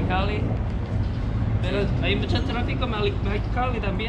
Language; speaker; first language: Spanish; non-native, learner; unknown